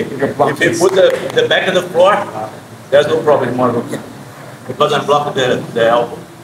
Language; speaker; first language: English; non-native, fluent; Portuguese